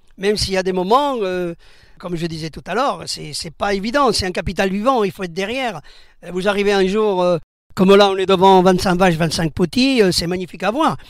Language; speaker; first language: French; early bilingual, other home language; Spanish